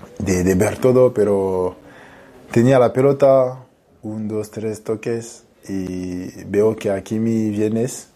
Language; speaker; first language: Spanish; non-native, fluent; French